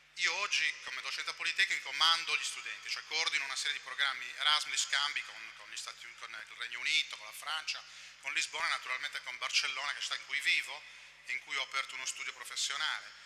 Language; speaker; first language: Italian; native; Italian